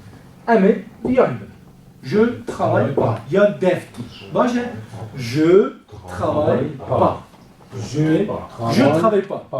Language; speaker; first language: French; non-native, fluent; Kurdish